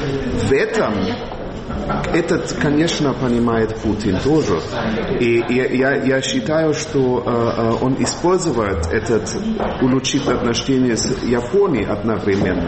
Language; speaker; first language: Russian; non-native, fluent; German